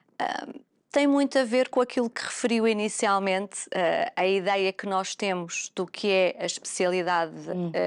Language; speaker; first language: Portuguese; native; Portuguese